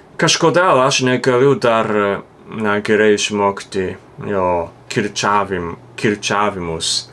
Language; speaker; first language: Lithuanian; non-native, learner; Japanese